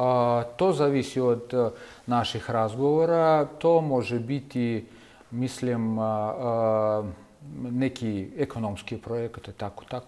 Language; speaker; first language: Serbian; non-native, fluent; Russian